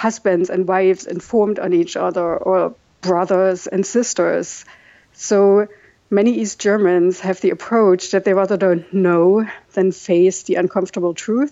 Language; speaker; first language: English; non-native, fluent; German